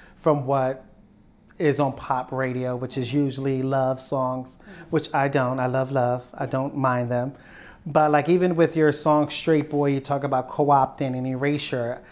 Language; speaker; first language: English; native; English